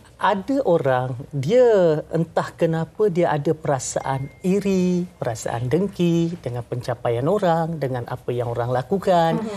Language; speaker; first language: Malay; native; Malay